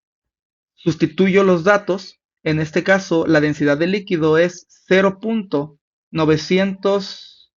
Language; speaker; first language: Spanish; native; Spanish